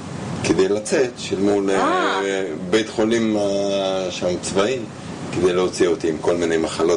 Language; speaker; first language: Hebrew; non-native, fluent; Russian